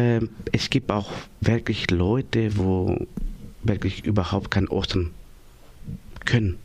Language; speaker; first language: German; non-native, learner; Greek